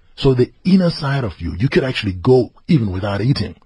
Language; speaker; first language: English; non-native, local second language; Zulu